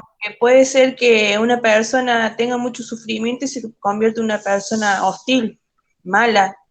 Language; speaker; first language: Spanish; native; Spanish